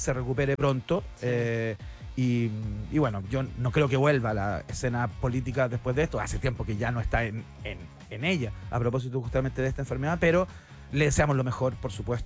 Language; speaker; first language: Spanish; native; Spanish